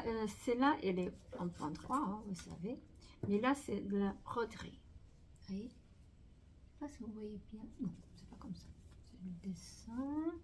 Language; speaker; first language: French; non-native, fluent; Portuguese